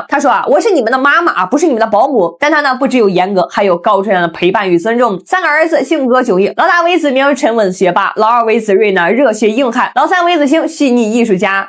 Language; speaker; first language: Chinese; native; Chinese